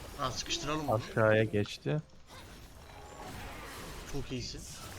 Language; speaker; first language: Turkish; native; Turkish